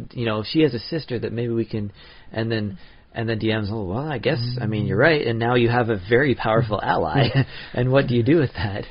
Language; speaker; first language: English; native; English